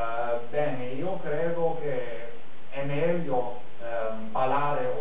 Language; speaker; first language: Italian; non-native, fluent; German